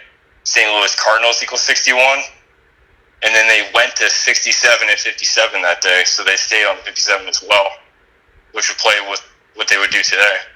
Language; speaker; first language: English; native; English